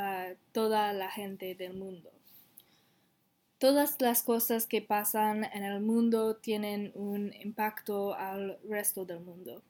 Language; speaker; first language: Spanish; non-native, learner; English